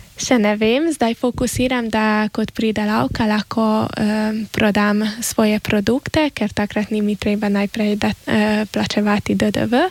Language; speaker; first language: Slovenian; early bilingual, heritage; Slovenian